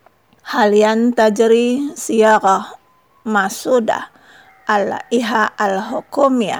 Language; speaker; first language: Arabic; non-native, fluent; Indonesian